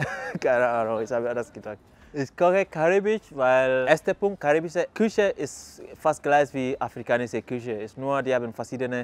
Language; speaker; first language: German; non-native, fluent; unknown